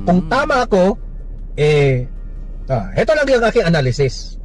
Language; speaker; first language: Filipino; native; Filipino